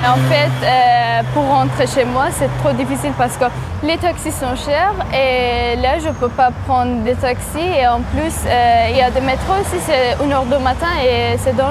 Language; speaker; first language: French; non-native, learner; Persian